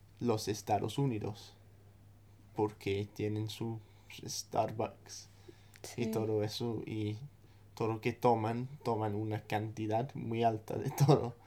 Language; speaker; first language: Spanish; non-native, fluent; English